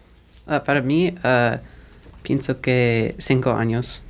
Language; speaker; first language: Spanish; non-native, learner; English